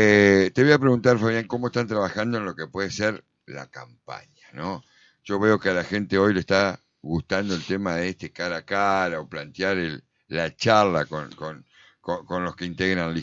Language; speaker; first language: Spanish; native; Spanish